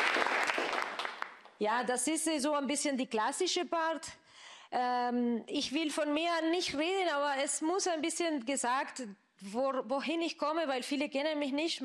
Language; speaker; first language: German; non-native, fluent; Spanish